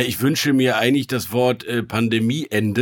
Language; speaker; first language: German; native; German